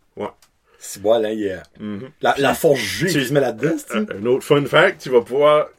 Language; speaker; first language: French; native; French